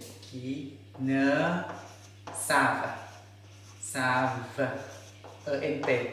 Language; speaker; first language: French; non-native, learner; Thai